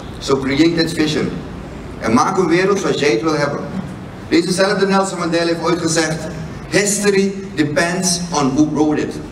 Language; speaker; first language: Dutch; native; Dutch